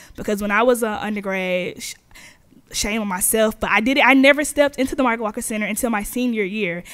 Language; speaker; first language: English; native; English